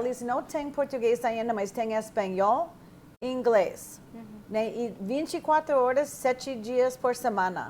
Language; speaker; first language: Portuguese; non-native, fluent; English